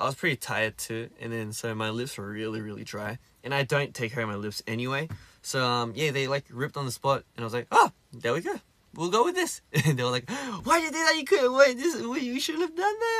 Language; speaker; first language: English; early bilingual, other home language; Korean